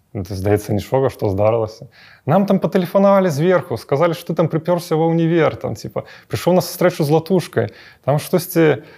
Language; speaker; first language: Belarusian; native; Belarusian